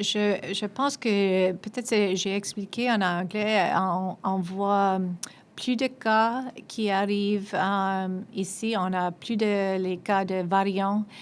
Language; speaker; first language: French; non-native, local second language; English